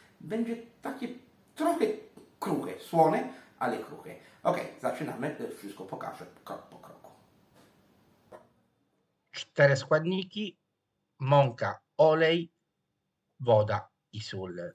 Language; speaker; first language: Polish; non-native, fluent; Italian